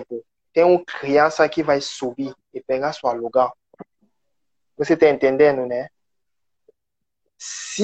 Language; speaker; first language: Portuguese; non-native, learner; French